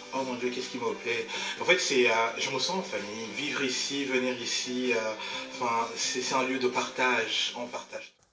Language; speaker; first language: French; non-native, local second language; Rundi